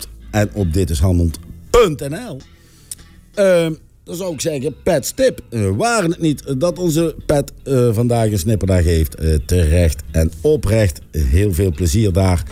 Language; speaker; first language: Dutch; native; Dutch